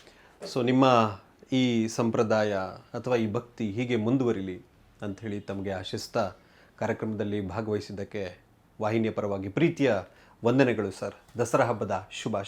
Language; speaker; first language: Kannada; native; Kannada